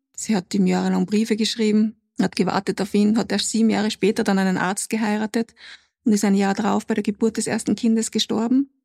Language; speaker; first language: German; native; German